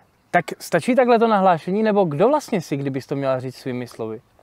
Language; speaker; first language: Czech; native; Czech